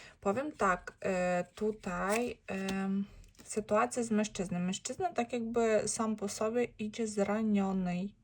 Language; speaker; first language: Polish; non-native, learner; Ukrainian